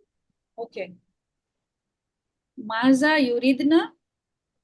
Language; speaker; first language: Arabic; non-native, learner; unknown